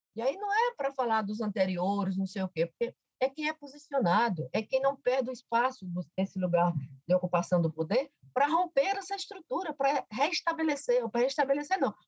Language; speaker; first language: Portuguese; native; Portuguese